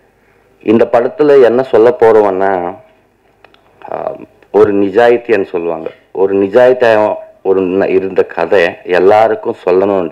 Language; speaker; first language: Tamil; non-native, learner; Telugu